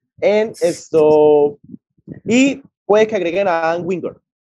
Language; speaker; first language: Spanish; native; Spanish